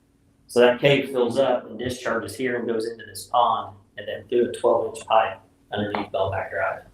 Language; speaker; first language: English; native; English